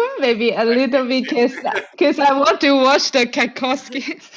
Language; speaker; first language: English; non-native, fluent; Chinese